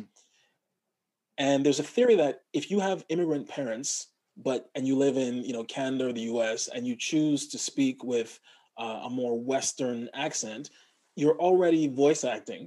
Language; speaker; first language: English; native; English